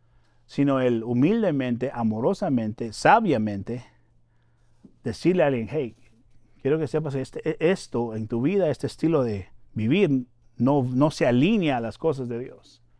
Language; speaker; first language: Spanish; native; Spanish